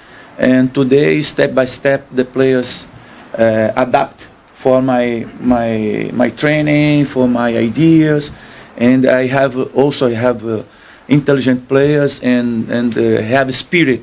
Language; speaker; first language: English; non-native, learner; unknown